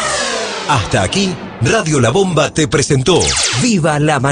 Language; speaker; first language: Spanish; native; Spanish